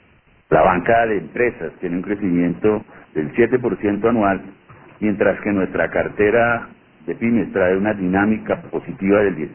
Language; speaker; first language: Spanish; native; Spanish